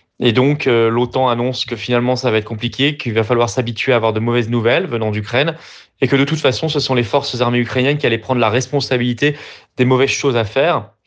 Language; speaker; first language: French; native; French